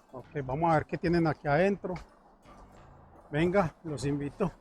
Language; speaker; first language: Spanish; native; Spanish